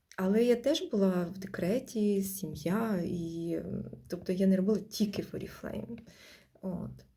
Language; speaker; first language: Ukrainian; non-native, local second language; Russian